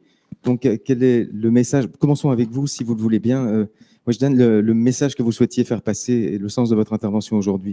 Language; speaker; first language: French; native; French